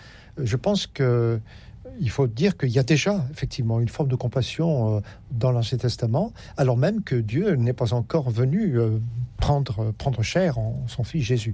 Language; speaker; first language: French; native; French